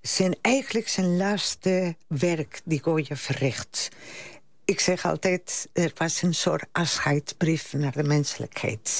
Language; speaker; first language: Dutch; non-native, fluent; Spanish